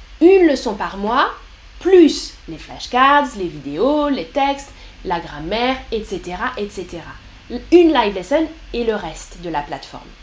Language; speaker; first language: French; native; French